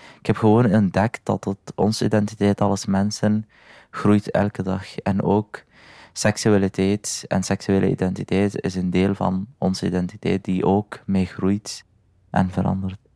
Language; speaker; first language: Dutch; non-native, fluent; Arabic